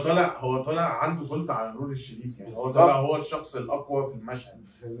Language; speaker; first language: Arabic; native; Arabic